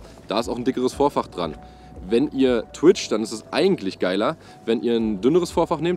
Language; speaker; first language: German; native; German